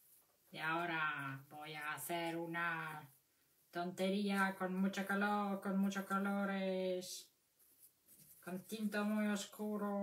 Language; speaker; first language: Spanish; non-native, fluent; Russian